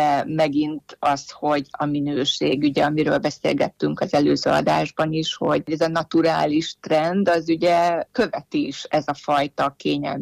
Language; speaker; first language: Hungarian; native; Hungarian